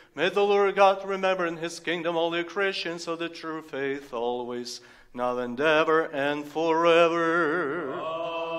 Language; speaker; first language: English; non-native, fluent; Ukrainian